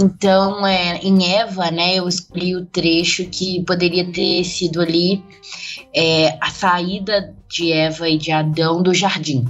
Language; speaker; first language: Portuguese; native; Portuguese